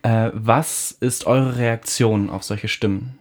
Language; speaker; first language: German; native; German